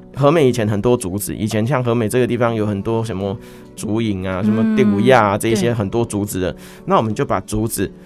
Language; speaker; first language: Chinese; native; Chinese